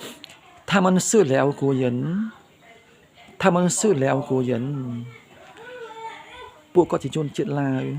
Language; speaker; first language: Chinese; non-native, learner; Khmer